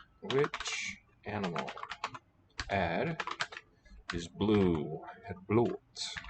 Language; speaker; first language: Swedish; non-native, learner; English